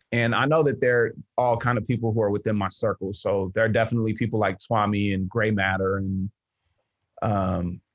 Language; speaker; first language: English; native; English